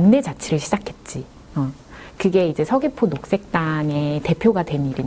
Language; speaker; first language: Korean; native; Korean